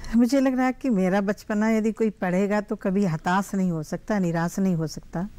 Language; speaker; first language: Hindi; native; Hindi